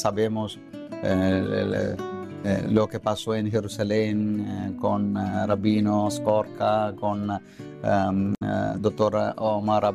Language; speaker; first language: Spanish; non-native, fluent; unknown